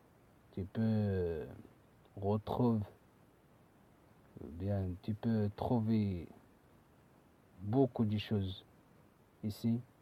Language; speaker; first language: French; non-native, learner; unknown